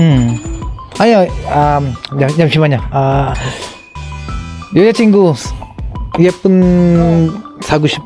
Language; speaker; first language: Korean; non-native, learner; Filipino